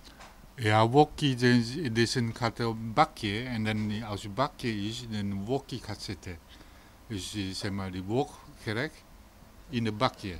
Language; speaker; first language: Dutch; non-native, learner; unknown